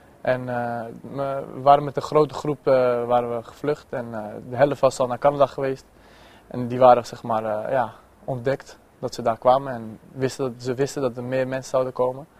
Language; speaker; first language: Dutch; early bilingual, other home language; Persian